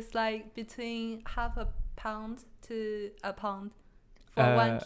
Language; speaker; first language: English; non-native, fluent; Chinese